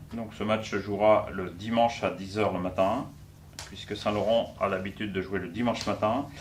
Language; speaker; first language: French; native; French